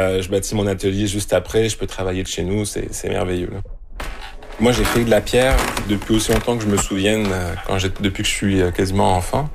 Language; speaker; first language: French; native; French